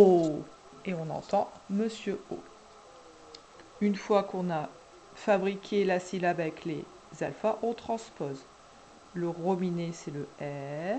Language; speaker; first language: French; native; French